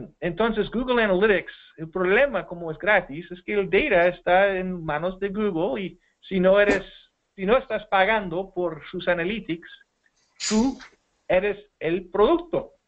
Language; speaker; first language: Spanish; non-native, fluent; English